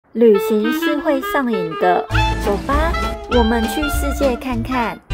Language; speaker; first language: Chinese; native; Chinese